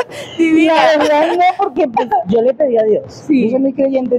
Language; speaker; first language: Spanish; native; Spanish